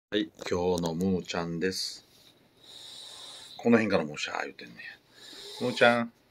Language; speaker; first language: Japanese; native; Japanese